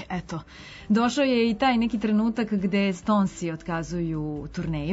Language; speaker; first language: Serbian; native; Serbian